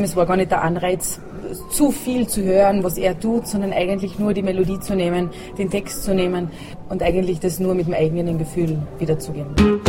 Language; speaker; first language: German; native; German